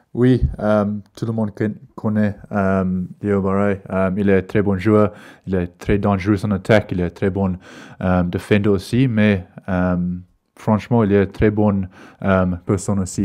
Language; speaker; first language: French; non-native, learner; English